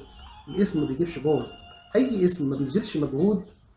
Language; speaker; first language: Arabic; native; Arabic